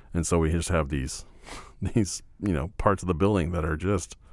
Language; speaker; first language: English; native; English